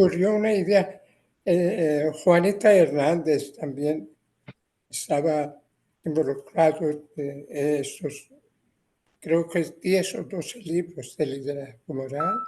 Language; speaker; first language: Spanish; non-native, fluent; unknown